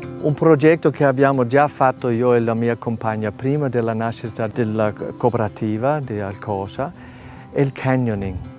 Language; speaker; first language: Italian; non-native, fluent; Danish